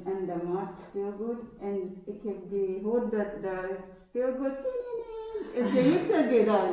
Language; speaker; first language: Dutch; non-native, learner; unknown